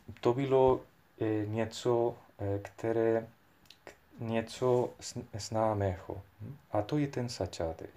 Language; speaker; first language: Czech; non-native, fluent; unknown